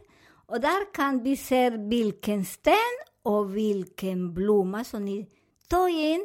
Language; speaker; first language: Swedish; non-native, learner; Spanish